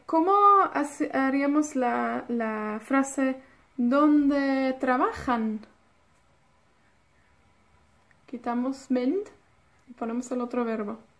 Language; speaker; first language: Spanish; non-native, fluent; Welsh